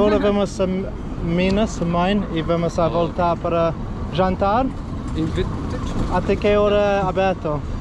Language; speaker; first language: Portuguese; non-native, learner; English